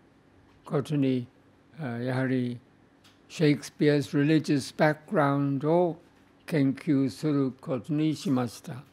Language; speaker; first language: Japanese; non-native, fluent; English